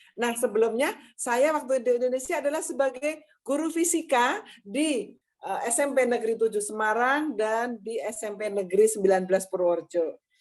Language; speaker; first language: Indonesian; native; Indonesian